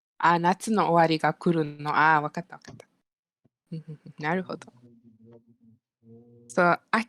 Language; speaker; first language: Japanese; non-native, learner; Malay